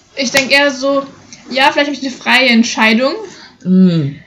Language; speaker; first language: German; native; German